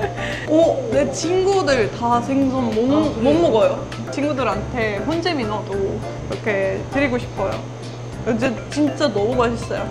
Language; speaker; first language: Korean; non-native, fluent; Estonian